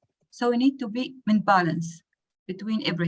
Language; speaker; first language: English; non-native, learner; Arabic